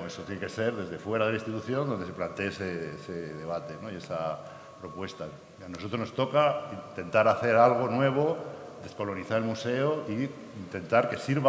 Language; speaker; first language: Spanish; native; Spanish